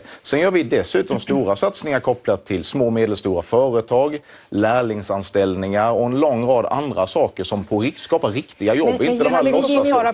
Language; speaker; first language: Swedish; native; Swedish